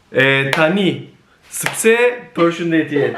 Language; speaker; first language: Albanian; non-native, learner; Turkish